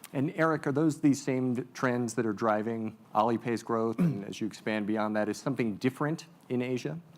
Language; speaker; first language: English; native; English